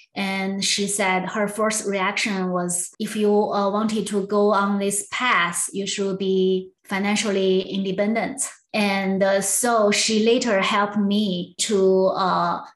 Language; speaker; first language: English; non-native, learner; Chinese